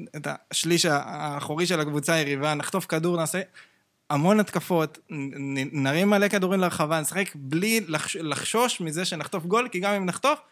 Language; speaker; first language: Hebrew; native; Hebrew